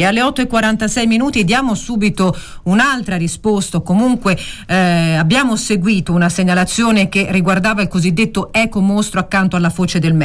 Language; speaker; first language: Italian; native; Italian